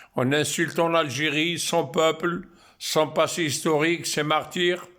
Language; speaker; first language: French; non-native, local second language; Arabic